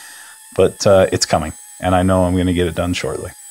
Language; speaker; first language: English; native; English